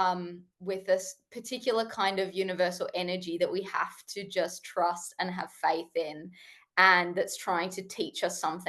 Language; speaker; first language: English; native; English